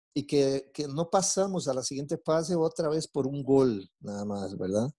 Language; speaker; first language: Spanish; non-native, fluent; Portuguese